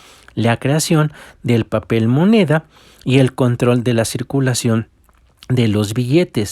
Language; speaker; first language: Spanish; native; Spanish